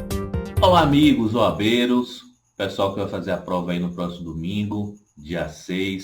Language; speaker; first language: Portuguese; native; Portuguese